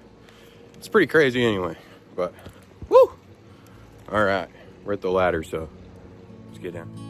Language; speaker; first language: English; native; English